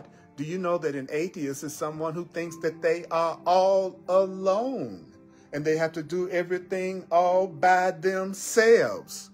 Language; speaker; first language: English; native; English